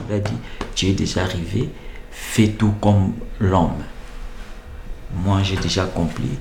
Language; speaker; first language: French; non-native, local second language; Lingala